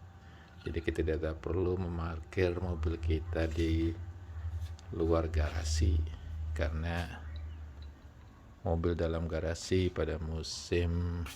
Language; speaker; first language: Indonesian; native; Indonesian